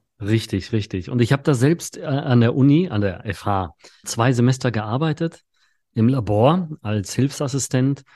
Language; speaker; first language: German; early bilingual, other home language; Polish